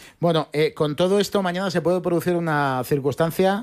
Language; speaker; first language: Spanish; native; Spanish